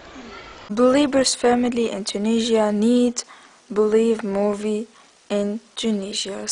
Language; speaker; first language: English; non-native, fluent; Arabic